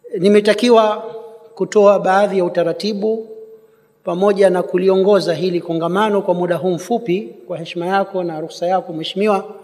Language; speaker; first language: Swahili; native; Swahili